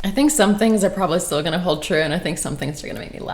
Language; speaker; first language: English; native; English